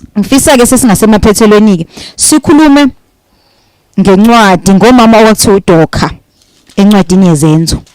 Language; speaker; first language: Zulu; native; Zulu